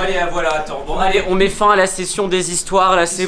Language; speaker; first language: French; native; French